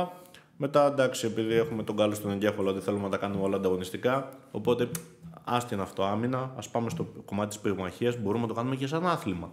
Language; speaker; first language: Greek; native; Greek